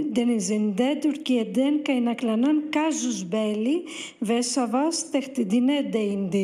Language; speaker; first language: Turkish; non-native, fluent; Greek